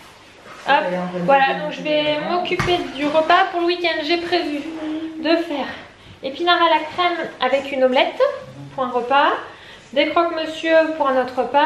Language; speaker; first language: French; native; French